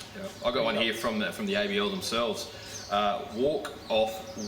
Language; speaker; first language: English; native; English